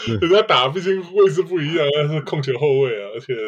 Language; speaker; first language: Chinese; native; Chinese